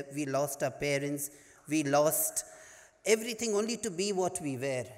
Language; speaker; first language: English; non-native, local second language; Hindi